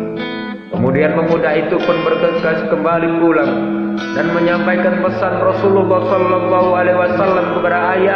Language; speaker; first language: Indonesian; native; Indonesian